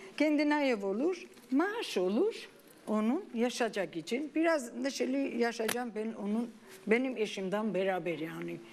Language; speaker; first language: Turkish; non-native, learner; Armenian